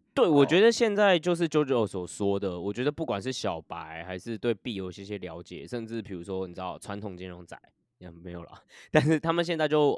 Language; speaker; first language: Chinese; native; Chinese